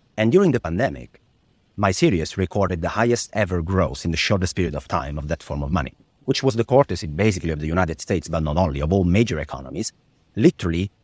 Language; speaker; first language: English; non-native, fluent; Italian